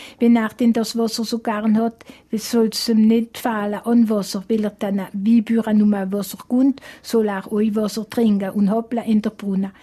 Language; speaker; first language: German; non-native, local second language; Swiss German